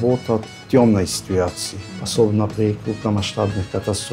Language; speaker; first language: Russian; non-native, fluent; Arabic